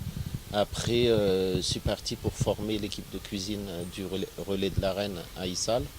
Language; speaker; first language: French; non-native, local second language; Malagasy